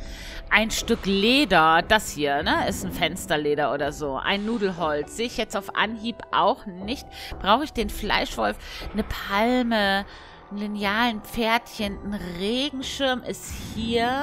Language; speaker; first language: German; native; German